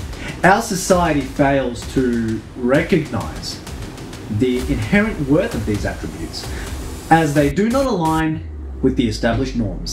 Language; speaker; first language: English; native; English